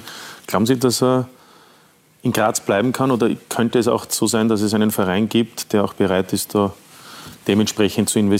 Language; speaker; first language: German; native; German